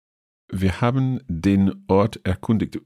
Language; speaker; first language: German; non-native, fluent; English